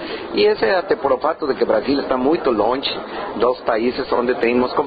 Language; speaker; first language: Portuguese; non-native, fluent; Spanish